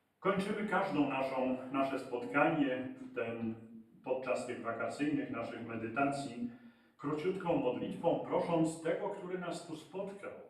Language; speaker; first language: Polish; native; Polish